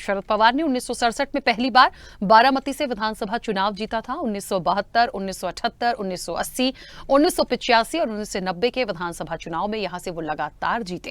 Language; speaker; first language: Hindi; native; Hindi